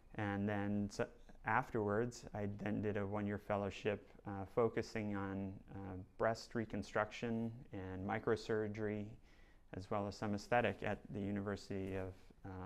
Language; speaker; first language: English; native; English